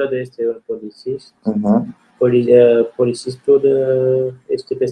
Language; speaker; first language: Romanian; non-native, learner; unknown